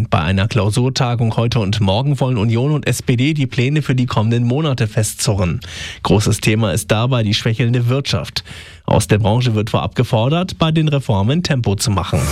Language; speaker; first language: German; native; German